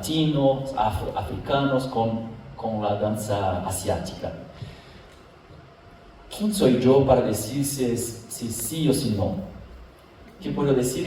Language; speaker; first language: Spanish; non-native, fluent; Portuguese